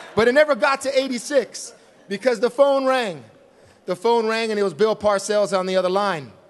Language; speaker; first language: English; native; English